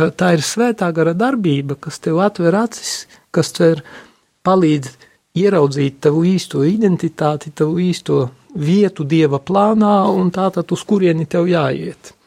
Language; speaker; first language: Latvian; non-native, local second language; Polish